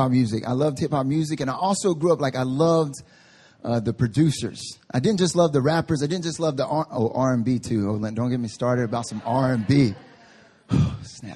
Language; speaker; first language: English; native; English